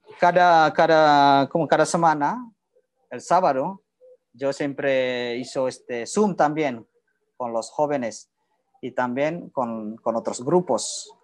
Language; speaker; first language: Spanish; non-native, learner; Indonesian